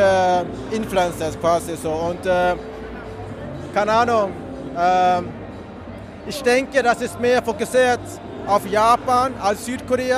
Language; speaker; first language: German; non-native, fluent; Swedish